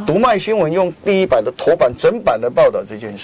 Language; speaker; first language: Chinese; native; Chinese